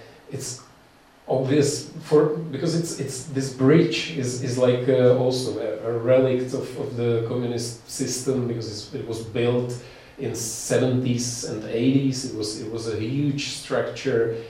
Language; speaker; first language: English; non-native, fluent; Czech